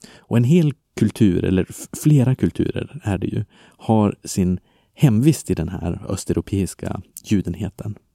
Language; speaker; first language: Swedish; non-native, fluent; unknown